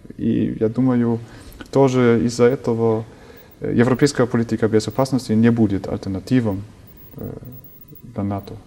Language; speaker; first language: Russian; non-native, fluent; German